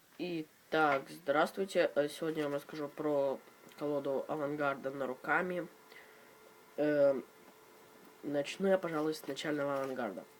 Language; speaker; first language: Russian; native; Russian